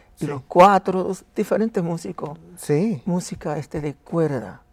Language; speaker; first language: Spanish; native; Spanish